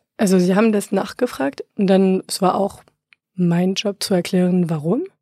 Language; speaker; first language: German; non-native, fluent; French